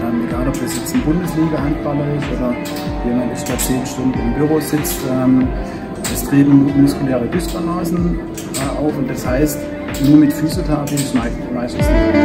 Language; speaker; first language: German; native; German